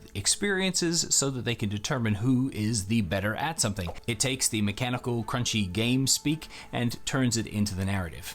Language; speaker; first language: English; native; English